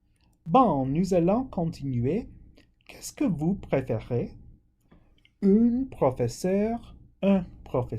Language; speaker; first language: French; non-native, fluent; English